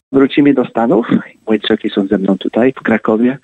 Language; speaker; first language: Polish; early bilingual, heritage; Polish